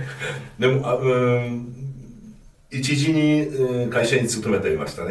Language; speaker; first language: Japanese; non-native, fluent; Hungarian